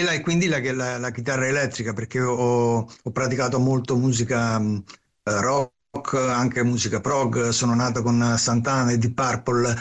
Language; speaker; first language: Italian; native; Italian